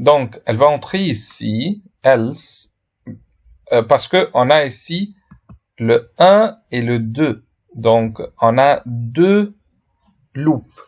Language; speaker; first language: French; non-native, fluent; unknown